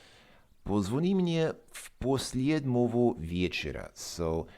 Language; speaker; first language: Russian; non-native, fluent; English